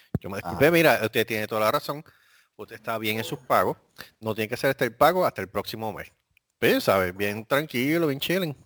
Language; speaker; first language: Spanish; native; Spanish